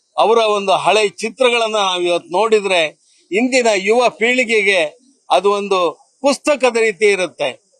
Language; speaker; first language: Kannada; native; Kannada